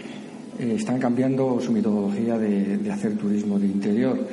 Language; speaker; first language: Spanish; native; Spanish